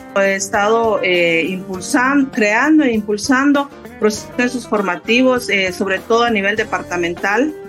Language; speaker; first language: Spanish; native; Spanish